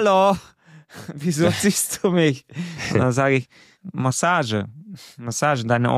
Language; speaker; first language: German; non-native, fluent; Romanian